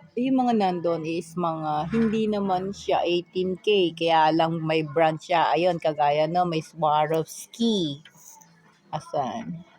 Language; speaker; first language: Filipino; native; Filipino